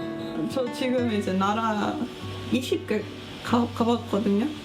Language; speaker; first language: Korean; non-native, fluent; Estonian